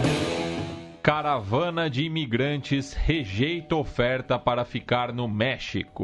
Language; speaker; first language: Portuguese; native; Portuguese